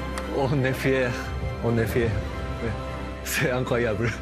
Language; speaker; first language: French; non-native, learner; Japanese